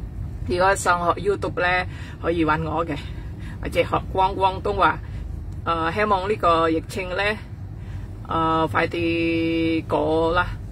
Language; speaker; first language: Cantonese; non-native, fluent; Indonesian